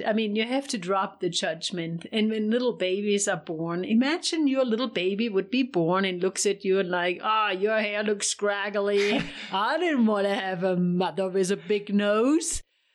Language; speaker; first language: English; non-native, fluent; German